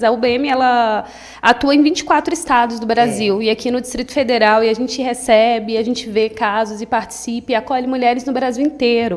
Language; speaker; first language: Portuguese; native; Portuguese